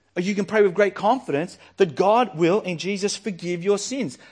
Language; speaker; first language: English; native; English